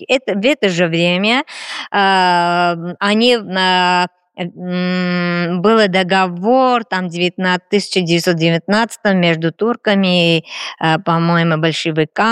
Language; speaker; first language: Russian; non-native, fluent; Armenian